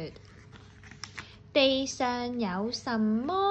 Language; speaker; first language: Chinese; non-native, local second language; Cantonese